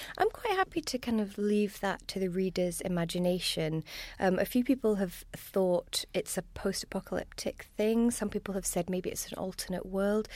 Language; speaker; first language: English; native; English